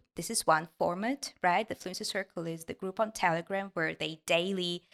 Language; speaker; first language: English; non-native, fluent; Ukrainian